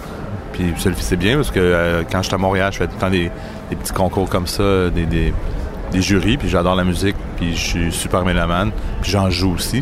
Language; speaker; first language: French; native; French